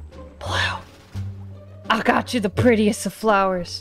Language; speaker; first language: English; native; English